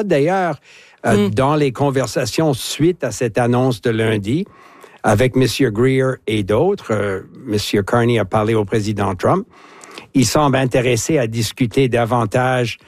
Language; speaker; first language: French; native; French